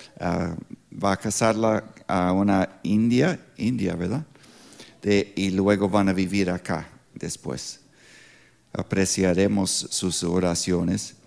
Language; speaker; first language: Spanish; non-native, learner; English